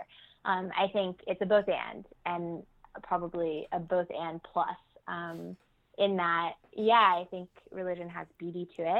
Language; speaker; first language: English; native; English